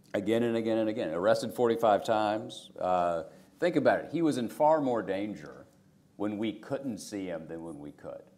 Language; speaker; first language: English; native; English